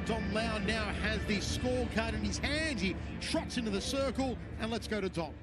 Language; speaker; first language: English; native; English